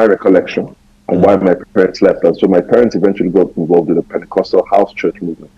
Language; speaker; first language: English; non-native, local second language; Yoruba